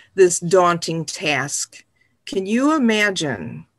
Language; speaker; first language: English; native; English